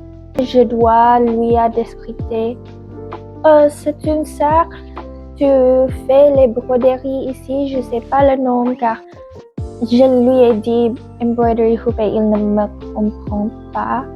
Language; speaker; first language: French; non-native, learner; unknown